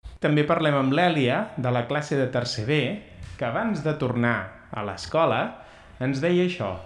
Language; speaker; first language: Catalan; native; Catalan